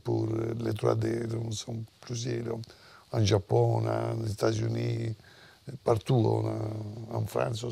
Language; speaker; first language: French; non-native, fluent; Italian